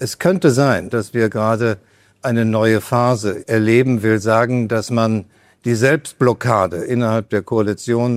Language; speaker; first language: German; native; German